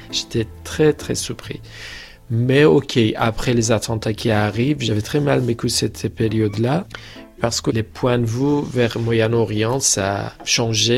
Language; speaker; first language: French; non-native, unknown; Persian